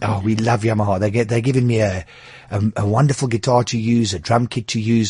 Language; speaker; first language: English; native; English